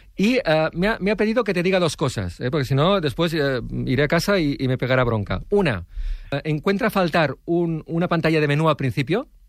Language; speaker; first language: Spanish; non-native, local second language; Catalan